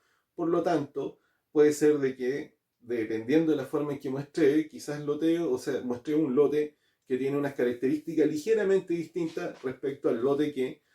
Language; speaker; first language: Spanish; native; Spanish